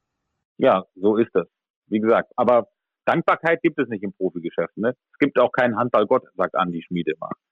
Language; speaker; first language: German; native; German